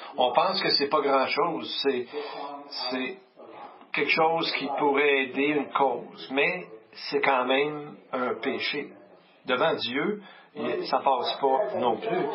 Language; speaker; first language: French; native; French